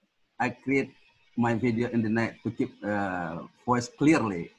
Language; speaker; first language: English; non-native, learner; Indonesian